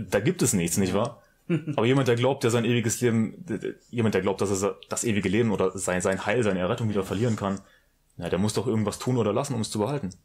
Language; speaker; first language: German; native; German